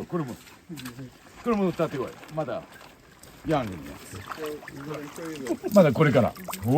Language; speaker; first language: Japanese; native; Japanese